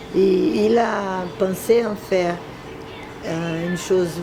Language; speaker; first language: French; non-native, fluent; Portuguese